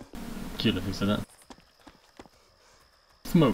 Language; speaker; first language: Swedish; native; Swedish